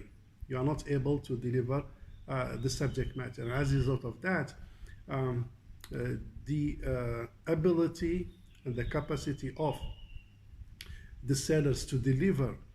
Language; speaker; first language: English; non-native, fluent; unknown